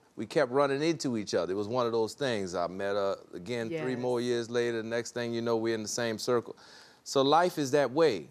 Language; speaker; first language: English; native; English